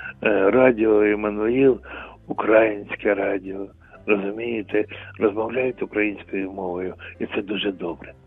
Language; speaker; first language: Ukrainian; non-native, local second language; Russian